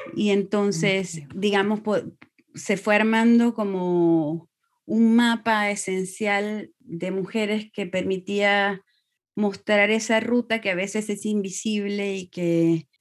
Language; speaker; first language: Spanish; native; Spanish